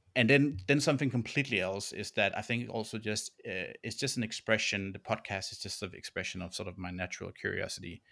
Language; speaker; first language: English; non-native, fluent; Danish